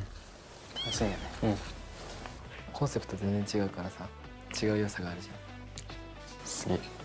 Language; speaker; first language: Japanese; non-native, learner; Korean